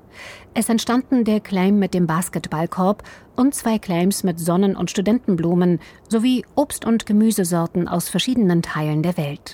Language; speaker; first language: German; native; German